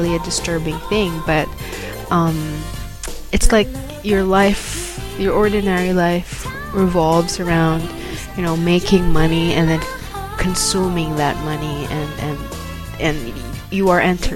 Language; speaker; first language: English; non-native, local second language; Filipino